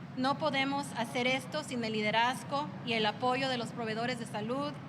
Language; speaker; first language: Spanish; early bilingual, other home language; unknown